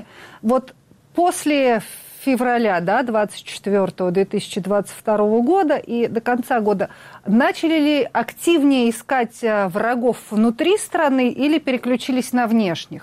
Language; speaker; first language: Russian; native; Russian